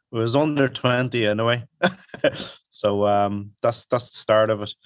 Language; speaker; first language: English; early bilingual, other home language; Cantonese